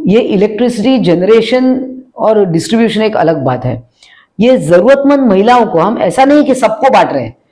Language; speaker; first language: Hindi; non-native, local second language; Marathi